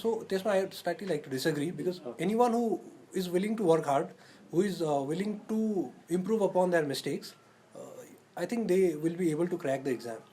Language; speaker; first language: English; non-native, local second language; Nepali